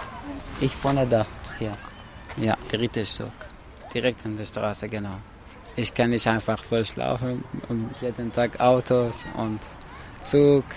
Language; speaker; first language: German; non-native, learner; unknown